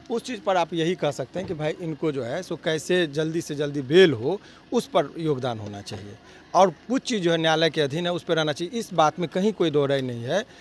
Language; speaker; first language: Hindi; native; Hindi